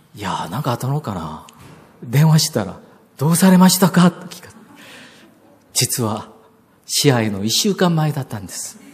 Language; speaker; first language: Japanese; non-native, fluent; Korean